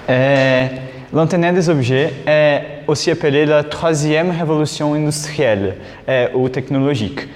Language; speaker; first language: French; non-native, learner; Portuguese